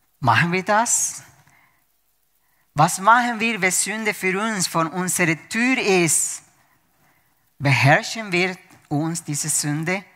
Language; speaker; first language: German; non-native, fluent; Spanish